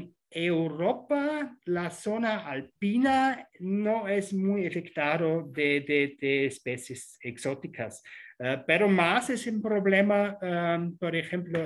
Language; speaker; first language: Spanish; non-native, fluent; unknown